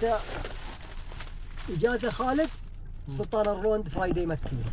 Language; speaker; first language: Arabic; non-native, learner; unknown